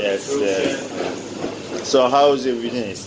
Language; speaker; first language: English; non-native, learner; Korean